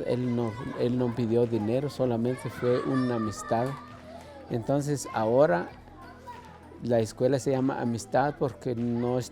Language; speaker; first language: Spanish; non-native, local second language; Kʼicheʼ